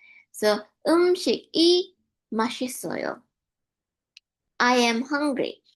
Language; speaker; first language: Korean; non-native, learner; English